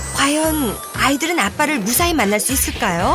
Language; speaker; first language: Korean; native; Korean